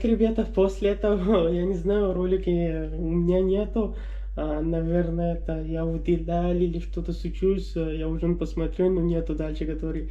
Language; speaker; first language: Russian; non-native, learner; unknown